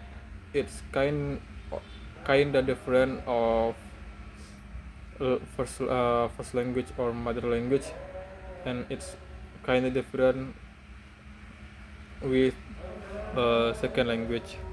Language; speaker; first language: English; non-native, learner; Indonesian